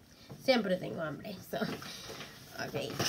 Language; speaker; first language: Spanish; early bilingual, heritage; Spanish